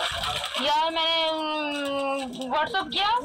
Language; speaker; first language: Hindi; non-native, local second language; Gujarati